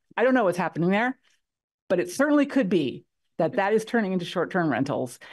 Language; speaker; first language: English; native; English